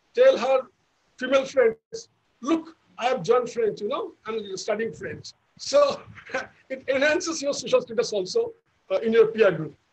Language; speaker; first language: English; non-native, local second language; Bangla